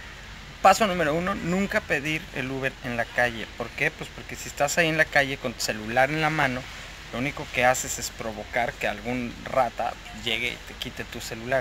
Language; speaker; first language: Spanish; native; Spanish